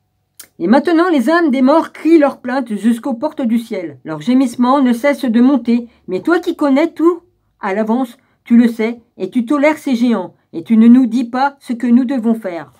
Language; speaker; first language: French; native; French